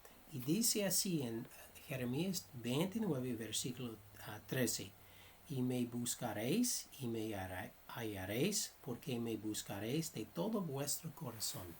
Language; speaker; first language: Spanish; non-native, fluent; English